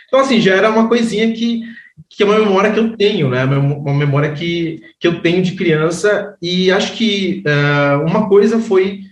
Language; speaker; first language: Portuguese; native; Portuguese